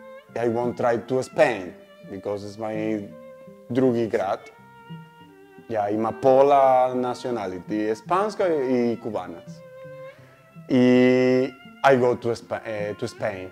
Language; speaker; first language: English; non-native, learner; Spanish